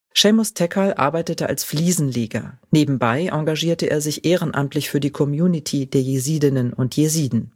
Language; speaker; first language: German; native; German